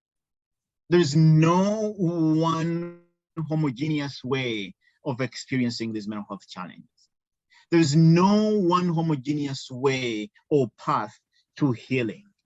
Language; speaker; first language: English; non-native, local second language; Ganda